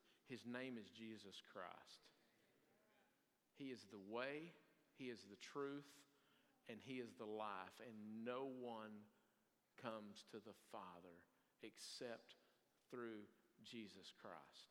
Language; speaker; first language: English; native; English